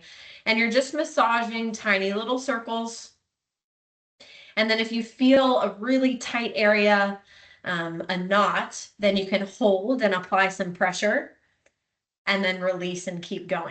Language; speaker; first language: English; native; English